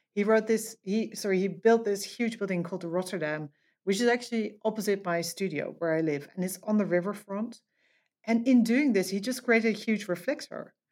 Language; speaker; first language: English; non-native, fluent; Dutch